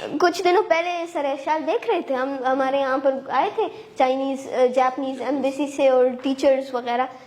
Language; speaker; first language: Urdu; native; Urdu